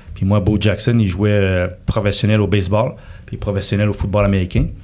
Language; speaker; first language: French; native; French